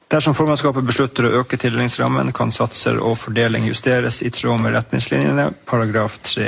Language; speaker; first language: Norwegian; native; Norwegian